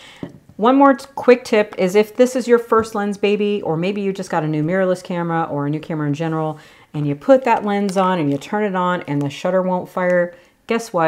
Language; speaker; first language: English; native; English